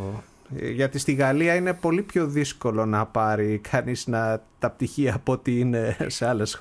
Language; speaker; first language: Greek; native; Greek